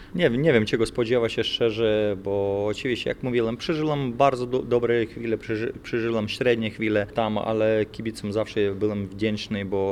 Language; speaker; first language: Polish; non-native, fluent; Lithuanian